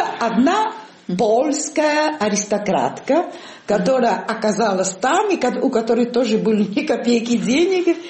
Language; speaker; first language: Russian; non-native, fluent; Italian